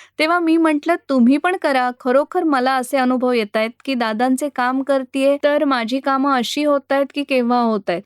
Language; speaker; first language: Marathi; non-native, local second language; Gujarati